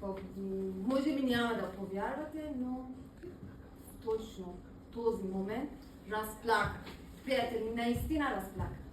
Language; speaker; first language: Bulgarian; non-native, learner; Persian